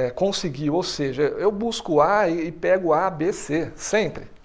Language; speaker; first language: Portuguese; native; Portuguese